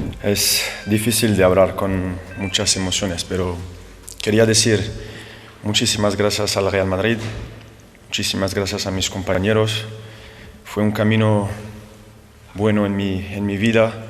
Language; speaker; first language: Spanish; non-native, fluent; French